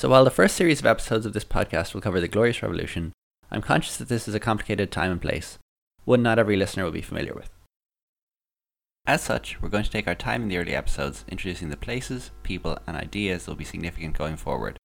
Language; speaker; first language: English; native; English